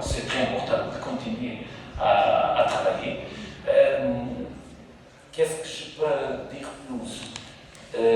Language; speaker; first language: French; non-native, fluent; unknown